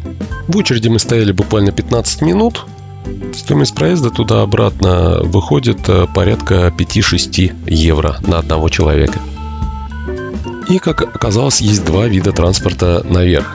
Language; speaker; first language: Russian; native; Russian